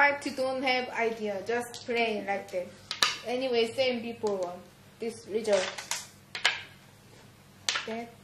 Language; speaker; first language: English; non-native, learner; Korean